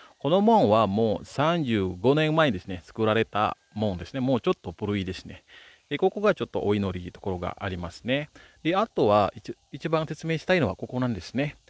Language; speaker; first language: Japanese; non-native, fluent; Balinese